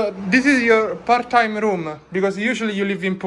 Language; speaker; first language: English; non-native, fluent; Italian